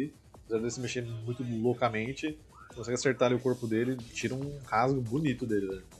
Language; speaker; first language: Portuguese; native; Portuguese